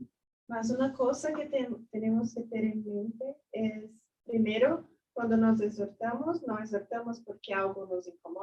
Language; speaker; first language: Spanish; non-native, learner; Portuguese